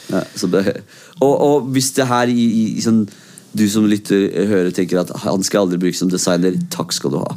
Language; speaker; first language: Norwegian; early bilingual, other home language; Kurdish